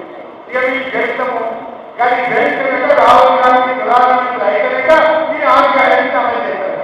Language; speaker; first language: Telugu; native; Telugu